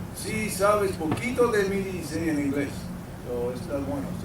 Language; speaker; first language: Spanish; non-native, learner; English